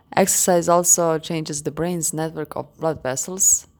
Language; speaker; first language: English; non-native, fluent; Croatian